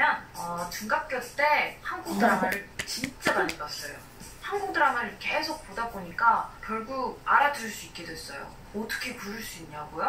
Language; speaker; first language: Korean; non-native, fluent; French